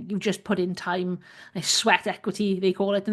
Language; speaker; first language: English; native; English